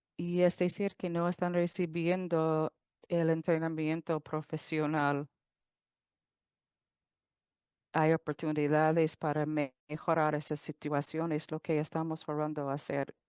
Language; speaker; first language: Spanish; non-native, fluent; English